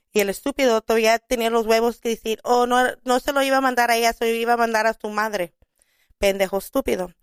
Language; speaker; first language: Spanish; early bilingual, other home language; English